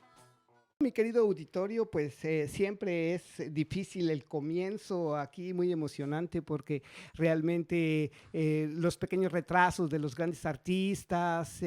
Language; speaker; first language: Spanish; native; Spanish